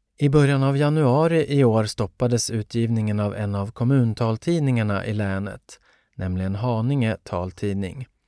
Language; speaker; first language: Swedish; native; Swedish